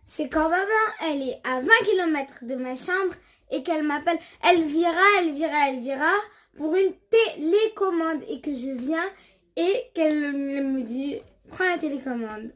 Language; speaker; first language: French; early bilingual, other home language; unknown